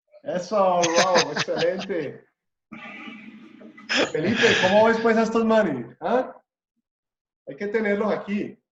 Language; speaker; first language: Spanish; native; Spanish